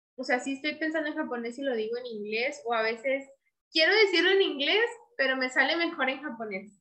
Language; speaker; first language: Spanish; native; Spanish